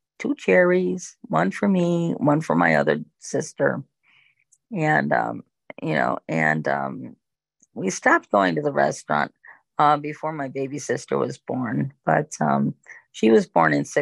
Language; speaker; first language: English; native; English